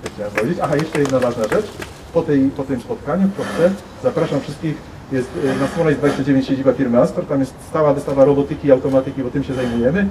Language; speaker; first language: Polish; native; Polish